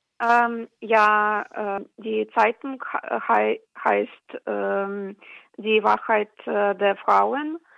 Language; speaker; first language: German; non-native, fluent; Russian